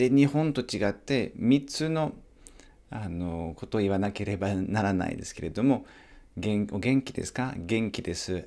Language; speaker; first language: Japanese; non-native, fluent; French